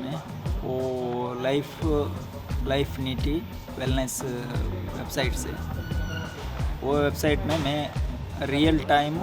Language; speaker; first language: Hindi; non-native, local second language; Tulu